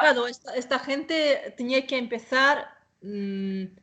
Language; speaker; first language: Spanish; non-native, fluent; Russian